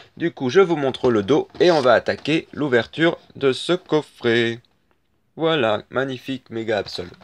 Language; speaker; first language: French; native; French